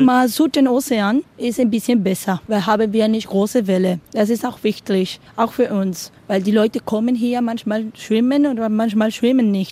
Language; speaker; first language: German; non-native, learner; Spanish